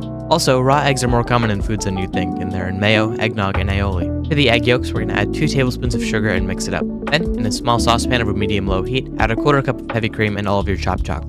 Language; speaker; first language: English; native; English